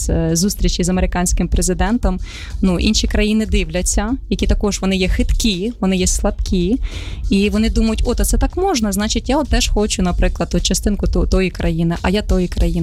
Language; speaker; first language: Ukrainian; native; Ukrainian